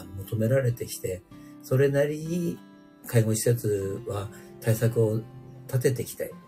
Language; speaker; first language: Japanese; native; Japanese